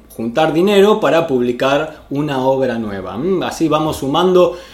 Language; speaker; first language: Spanish; native; Spanish